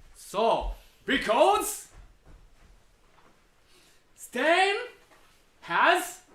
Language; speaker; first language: English; non-native, learner; Japanese